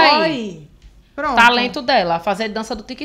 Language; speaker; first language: Portuguese; native; Portuguese